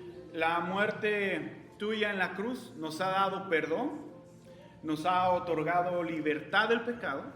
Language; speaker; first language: Spanish; native; Spanish